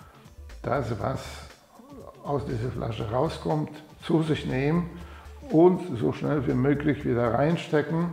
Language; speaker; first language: German; non-native, fluent; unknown